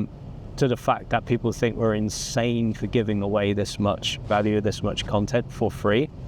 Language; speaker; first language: English; native; English